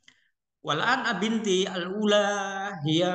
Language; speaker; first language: Arabic; non-native, fluent; Indonesian